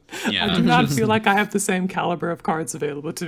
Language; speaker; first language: English; native; English